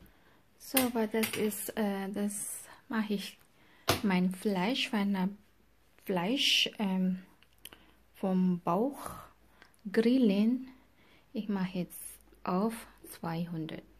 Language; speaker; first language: German; non-native, learner; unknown